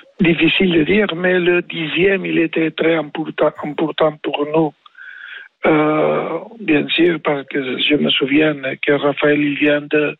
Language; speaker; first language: French; non-native, learner; Spanish